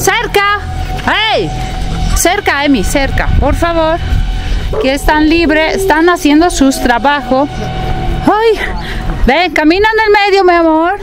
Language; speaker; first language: Spanish; non-native, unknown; Italian